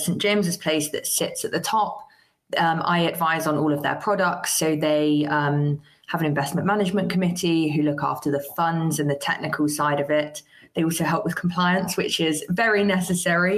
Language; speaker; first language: English; native; English